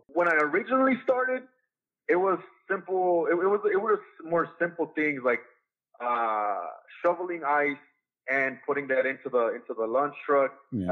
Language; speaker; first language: English; native; English